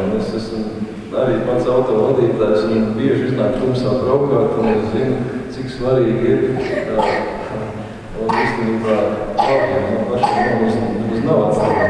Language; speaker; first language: Latvian; native; Latvian